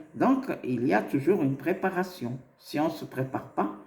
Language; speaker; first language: French; non-native, local second language; Arabic